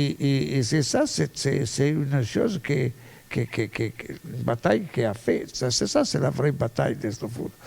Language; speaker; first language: French; non-native, fluent; Italian